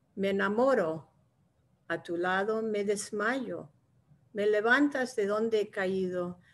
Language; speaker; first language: Spanish; non-native, fluent; English